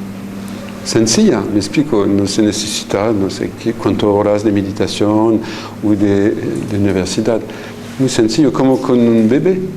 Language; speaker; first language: Spanish; non-native, fluent; French